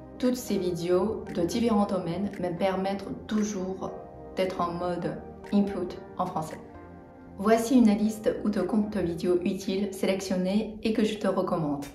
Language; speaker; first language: French; non-native, fluent; Chinese